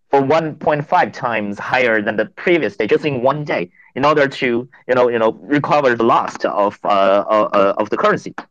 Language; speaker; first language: English; non-native, fluent; Chinese